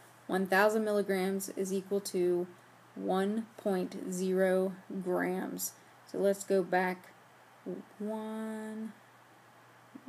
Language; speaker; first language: English; native; English